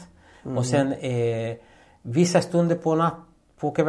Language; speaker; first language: Swedish; non-native, fluent; Spanish